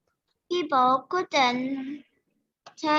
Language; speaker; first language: English; non-native, learner; Vietnamese